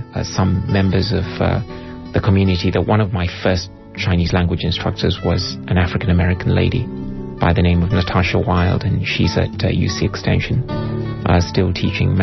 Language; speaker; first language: English; non-native, local second language; Ganda